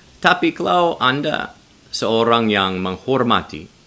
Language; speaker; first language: Indonesian; non-native, learner; English